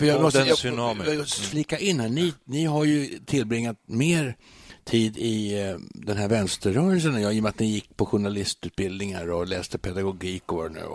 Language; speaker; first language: Swedish; native; Swedish